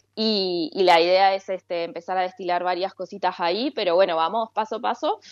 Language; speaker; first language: Spanish; native; Spanish